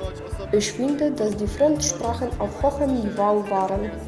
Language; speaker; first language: German; non-native, learner; Polish